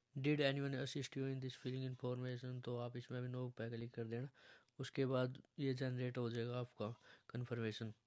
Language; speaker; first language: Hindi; non-native, local second language; Punjabi